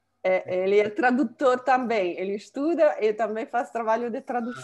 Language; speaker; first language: Portuguese; non-native, fluent; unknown